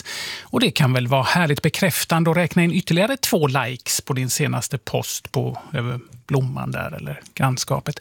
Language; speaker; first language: Swedish; native; Swedish